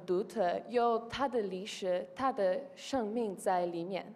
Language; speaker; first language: Chinese; non-native, learner; Polish